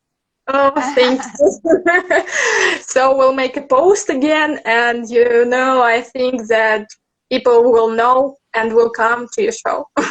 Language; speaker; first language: English; non-native, learner; Russian